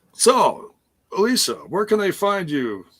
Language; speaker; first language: English; native; English